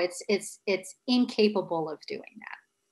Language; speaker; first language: English; native; English